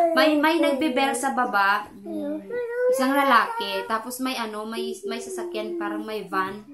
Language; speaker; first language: Filipino; non-native, local second language; Cebuano